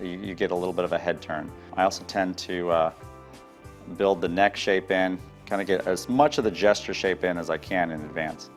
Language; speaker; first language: English; native; English